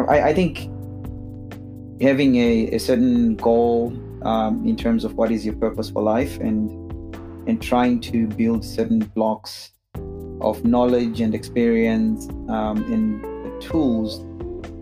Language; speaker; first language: English; non-native, local second language; Shona